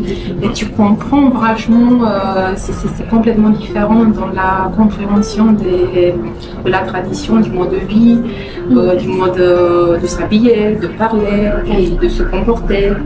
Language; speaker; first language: French; non-native, fluent; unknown